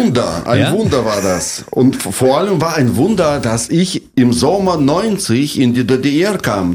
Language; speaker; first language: German; non-native, fluent; Russian